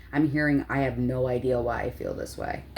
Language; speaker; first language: English; native; English